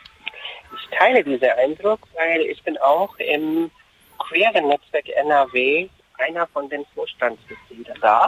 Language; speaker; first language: German; non-native, fluent; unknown